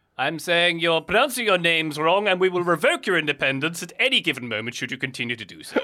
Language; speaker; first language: English; native; English